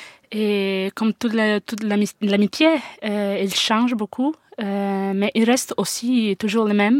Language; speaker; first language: French; non-native, fluent; Italian